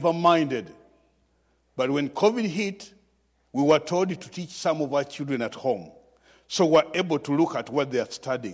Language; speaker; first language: English; non-native, local second language; Ganda